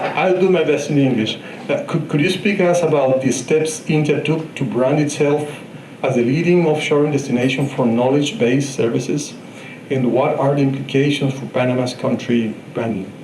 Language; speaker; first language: English; non-native, fluent; Spanish